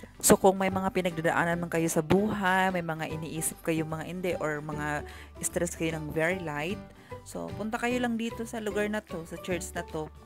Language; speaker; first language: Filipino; non-native, local second language; Cebuano